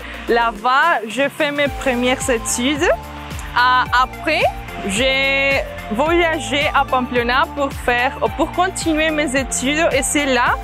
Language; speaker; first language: French; non-native, fluent; Spanish